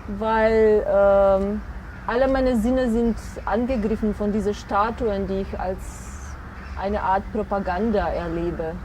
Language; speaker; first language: German; non-native, fluent; Macedonian